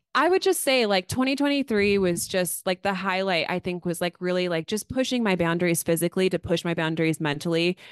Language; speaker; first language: English; native; English